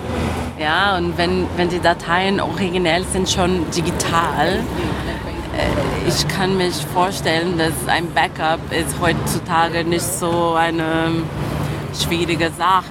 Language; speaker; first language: German; non-native, fluent; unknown